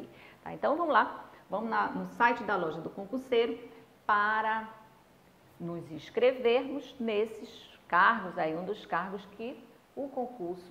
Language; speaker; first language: Portuguese; native; Portuguese